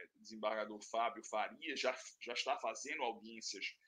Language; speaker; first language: Portuguese; native; Portuguese